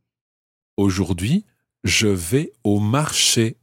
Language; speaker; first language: French; non-native, fluent; English